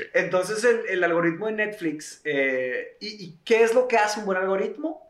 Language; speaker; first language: Spanish; early bilingual, other home language; Portuguese